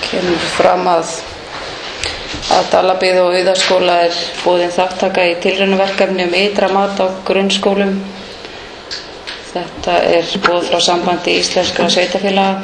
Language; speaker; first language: Icelandic; native; Icelandic